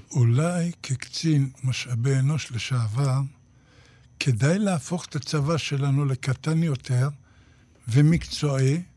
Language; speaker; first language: Hebrew; native; Hebrew